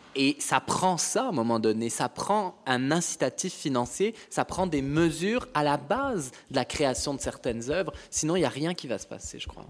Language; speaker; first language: French; native; French